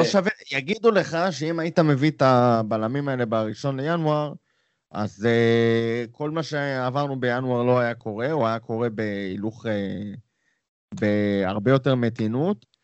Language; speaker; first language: Hebrew; native; Hebrew